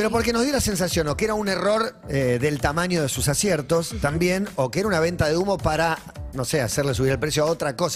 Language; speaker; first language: Spanish; native; Spanish